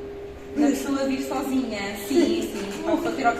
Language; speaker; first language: Portuguese; native; Portuguese